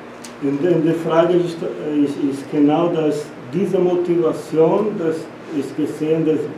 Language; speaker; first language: German; non-native, learner; Portuguese